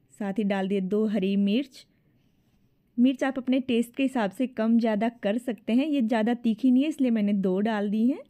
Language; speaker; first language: Hindi; native; Hindi